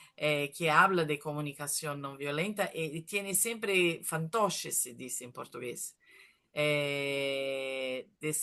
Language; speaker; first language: Spanish; non-native, fluent; Portuguese